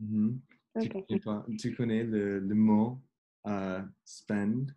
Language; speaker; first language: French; non-native, learner; English